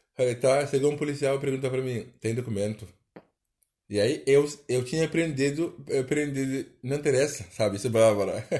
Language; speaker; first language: Portuguese; non-native, learner; Wolof